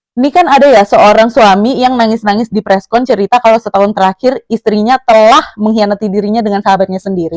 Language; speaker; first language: Indonesian; native; Indonesian